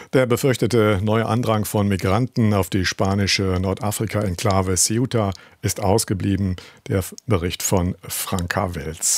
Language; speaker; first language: German; native; German